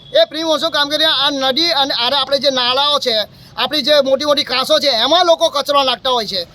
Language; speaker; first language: Gujarati; native; Gujarati